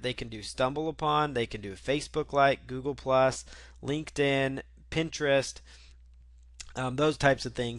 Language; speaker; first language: English; native; English